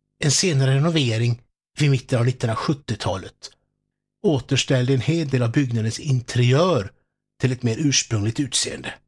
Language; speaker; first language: Swedish; native; Swedish